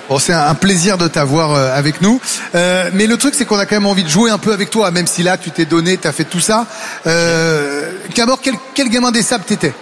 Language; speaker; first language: French; native; French